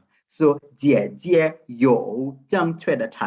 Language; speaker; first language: Chinese; non-native, fluent; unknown